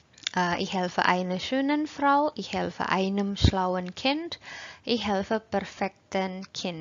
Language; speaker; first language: German; non-native, fluent; Indonesian